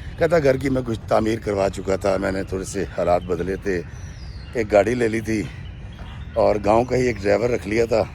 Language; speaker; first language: Urdu; non-native, local second language; Punjabi